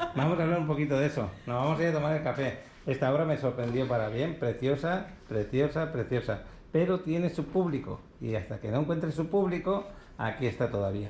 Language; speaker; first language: Spanish; native; Spanish